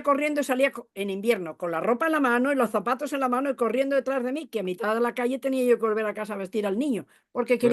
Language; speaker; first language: Spanish; native; Spanish